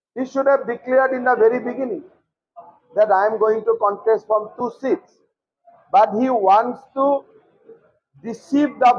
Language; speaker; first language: English; non-native, local second language; Assamese